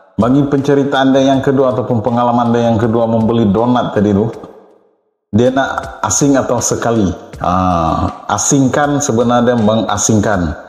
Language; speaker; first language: Malay; native; Malay